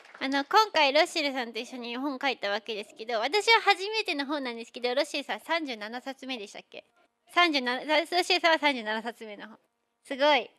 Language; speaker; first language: Japanese; native; Japanese